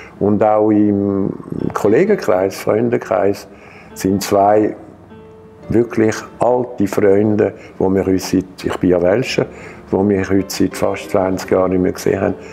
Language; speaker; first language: German; non-native, local second language; French